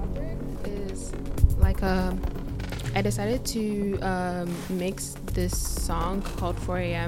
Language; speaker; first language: English; non-native, local second language; Akan